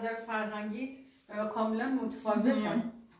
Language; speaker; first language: Persian; native; Persian